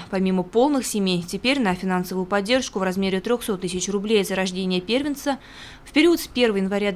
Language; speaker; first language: Russian; native; Russian